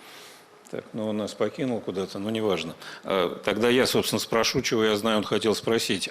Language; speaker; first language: Russian; native; Russian